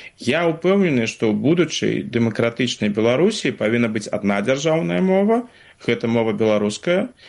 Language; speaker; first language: Belarusian; non-native, local second language; Russian